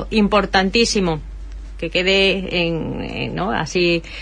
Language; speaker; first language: Spanish; native; Spanish